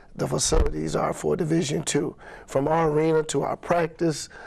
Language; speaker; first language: English; native; English